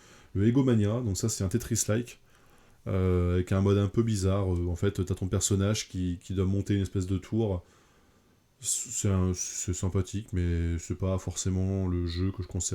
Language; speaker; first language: French; native; French